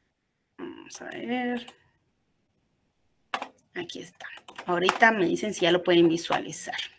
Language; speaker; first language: Spanish; native; Spanish